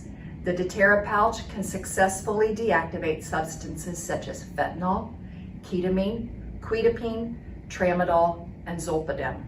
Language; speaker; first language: English; native; English